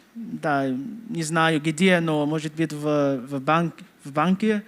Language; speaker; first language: Russian; non-native, learner; English